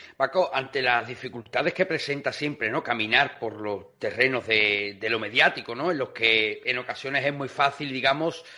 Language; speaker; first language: Spanish; native; Spanish